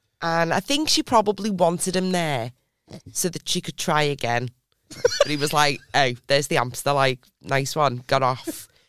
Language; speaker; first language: English; native; English